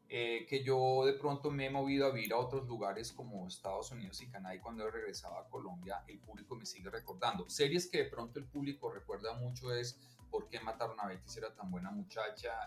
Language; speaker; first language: Spanish; native; Spanish